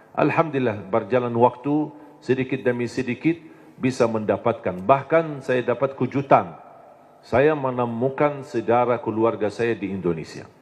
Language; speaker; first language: Indonesian; non-native, fluent; Arabic